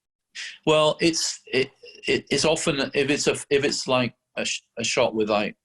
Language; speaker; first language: English; native; English